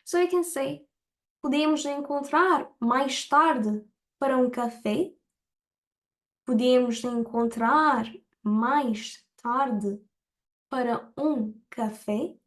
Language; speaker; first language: Portuguese; non-native, fluent; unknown